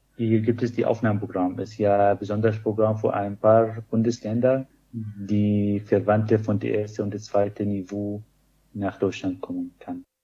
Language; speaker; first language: German; non-native, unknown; Arabic